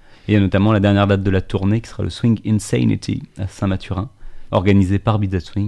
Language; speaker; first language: French; native; French